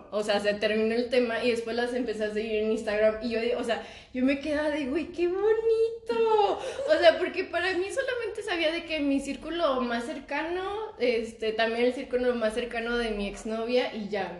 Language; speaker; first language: Spanish; native; Spanish